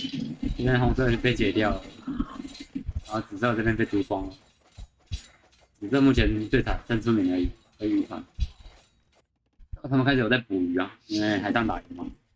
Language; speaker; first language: Chinese; native; Chinese